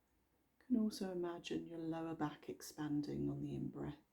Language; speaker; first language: English; native; English